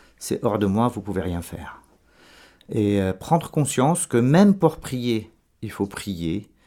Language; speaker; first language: French; non-native, local second language; Arabic